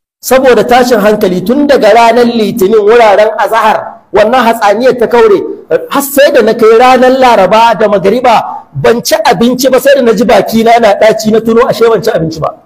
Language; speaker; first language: Hausa; native; Hausa